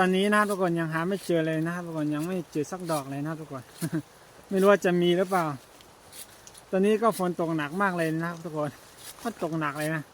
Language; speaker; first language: Thai; non-native, local second language; Shan